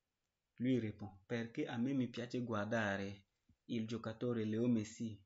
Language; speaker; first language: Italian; non-native, learner; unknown